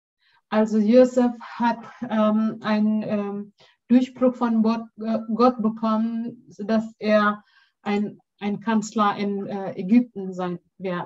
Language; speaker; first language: German; non-native, learner; Indonesian